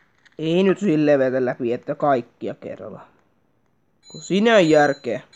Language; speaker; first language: Finnish; native; Finnish